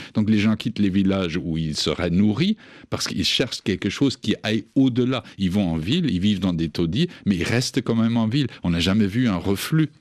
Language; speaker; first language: French; non-native, fluent; English